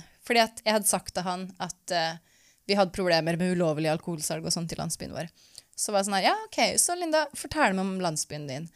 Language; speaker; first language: Norwegian; native; Norwegian